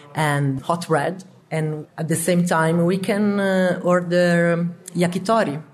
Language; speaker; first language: English; non-native, learner; Italian